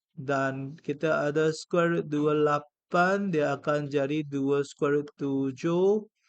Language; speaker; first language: Malay; non-native, local second language; Chinese